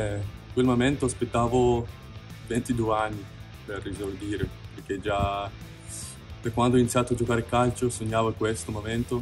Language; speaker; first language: Italian; non-native, fluent; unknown